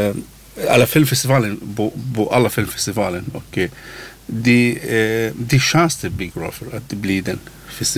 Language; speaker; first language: Swedish; non-native, learner; Arabic